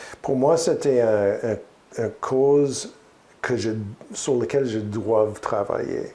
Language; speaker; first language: French; non-native, learner; English